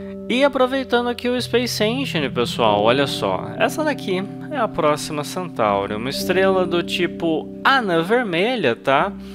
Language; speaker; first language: Portuguese; native; Portuguese